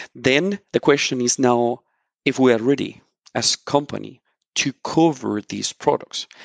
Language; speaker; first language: English; non-native, fluent; Spanish